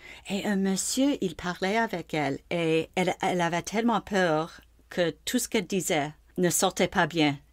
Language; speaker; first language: French; non-native, local second language; English